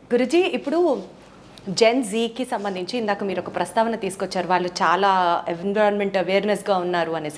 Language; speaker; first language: Telugu; native; Telugu